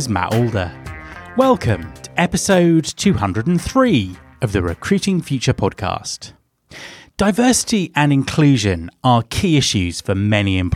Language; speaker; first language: English; native; English